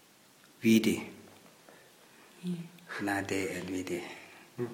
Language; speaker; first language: English; non-native, learner; Thai